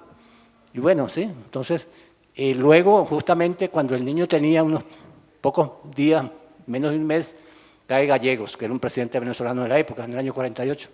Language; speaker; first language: Spanish; native; Spanish